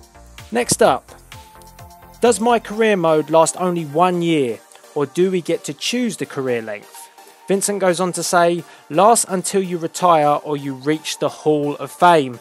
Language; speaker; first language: English; native; English